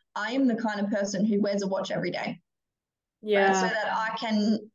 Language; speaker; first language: English; native; English